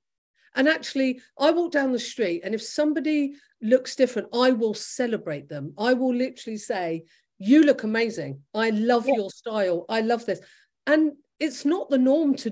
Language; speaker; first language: English; native; English